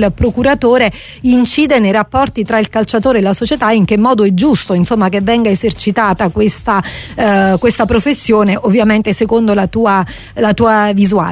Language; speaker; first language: Italian; native; Italian